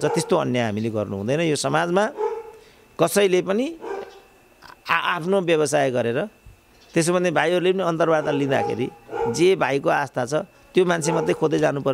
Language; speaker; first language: Nepali; native; Nepali